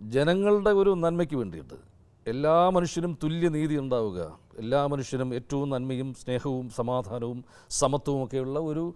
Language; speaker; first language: Malayalam; native; Malayalam